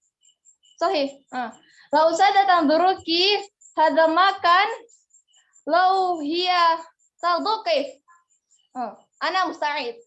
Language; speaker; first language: Arabic; non-native, learner; Indonesian